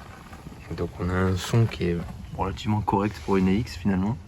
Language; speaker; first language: French; native; French